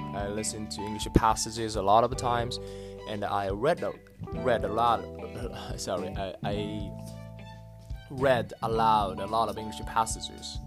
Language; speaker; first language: English; non-native, fluent; Japanese